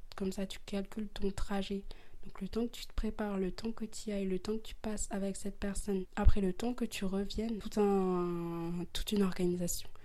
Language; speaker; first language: French; early bilingual, other home language; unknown